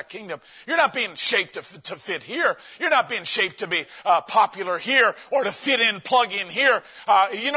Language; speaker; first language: English; native; English